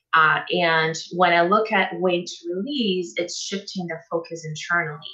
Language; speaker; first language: English; non-native, fluent; Portuguese